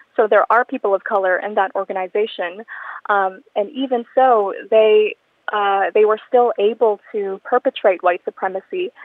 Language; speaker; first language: English; non-native, local second language; Filipino